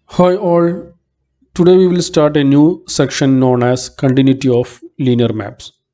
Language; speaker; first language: English; non-native, local second language; Malayalam